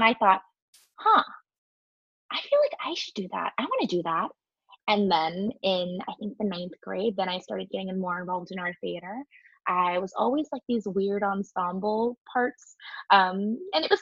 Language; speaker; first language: English; native; English